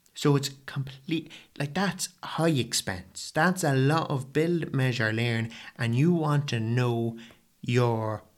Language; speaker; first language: English; native; English